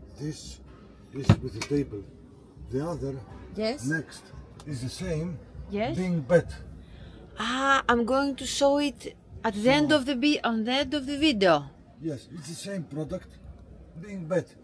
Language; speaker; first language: English; non-native, learner; Greek